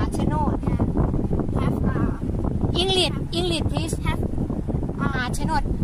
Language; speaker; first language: English; non-native, learner; Thai